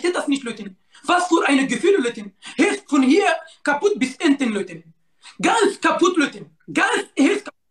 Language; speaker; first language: German; non-native, learner; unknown